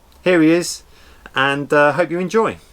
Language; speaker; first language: English; native; English